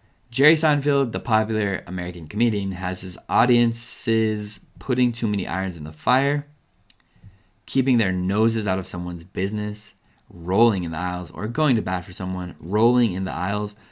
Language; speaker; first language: English; native; English